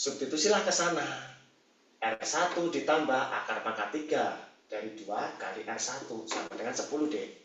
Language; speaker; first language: Indonesian; native; Indonesian